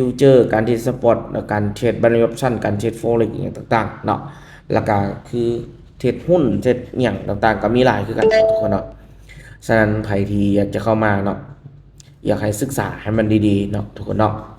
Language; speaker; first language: Thai; non-native, local second language; Northeastern Thai